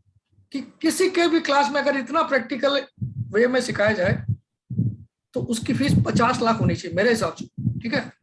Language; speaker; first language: Hindi; native; Hindi